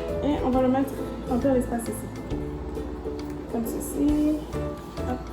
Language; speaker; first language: French; native; French